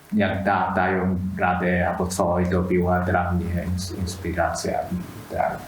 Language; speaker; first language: Polish; non-native, learner; Chinese